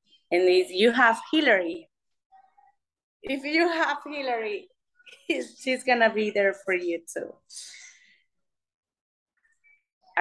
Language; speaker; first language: English; non-native, learner; Spanish